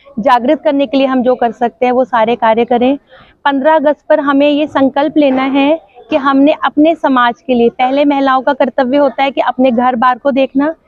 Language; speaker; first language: Hindi; non-native, local second language; Punjabi